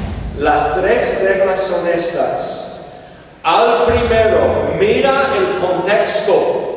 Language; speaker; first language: Spanish; non-native, fluent; English